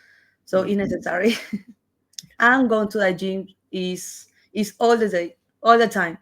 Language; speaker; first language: English; non-native, learner; Spanish